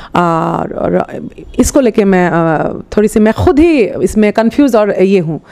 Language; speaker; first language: Hindi; non-native, local second language; Assamese